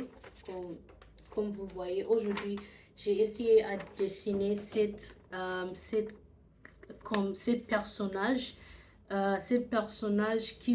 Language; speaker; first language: French; non-native, learner; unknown